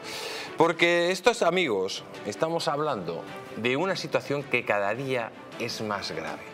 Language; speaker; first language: Spanish; native; Spanish